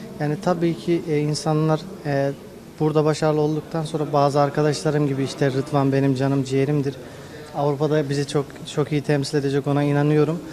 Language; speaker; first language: Turkish; native; Turkish